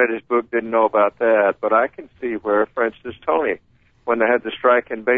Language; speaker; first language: English; native; English